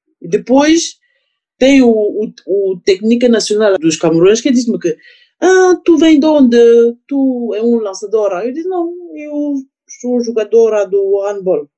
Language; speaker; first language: Portuguese; non-native, learner; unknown